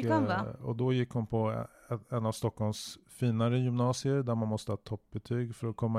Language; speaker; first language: Swedish; native; Swedish